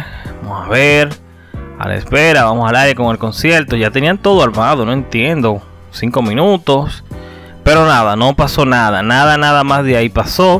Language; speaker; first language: Spanish; native; Spanish